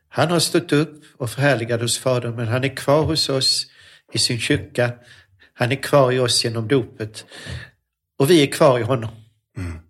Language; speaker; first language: Swedish; native; Swedish